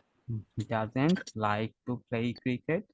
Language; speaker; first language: English; non-native, fluent; Bangla